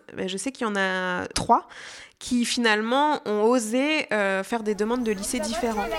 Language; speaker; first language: French; native; French